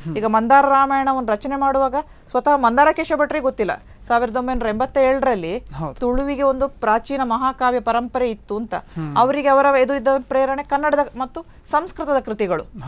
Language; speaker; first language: Kannada; non-native, local second language; Tulu